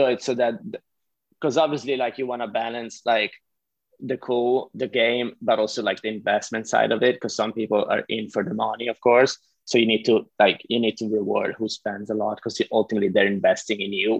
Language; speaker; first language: English; non-native, fluent; Italian